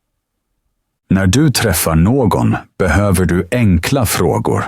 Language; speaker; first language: Swedish; native; Swedish